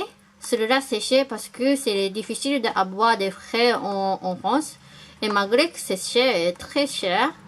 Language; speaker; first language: French; non-native, learner; Japanese